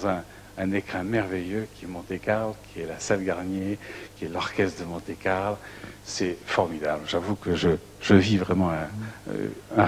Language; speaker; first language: French; native; French